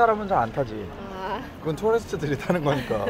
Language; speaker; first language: Korean; native; Korean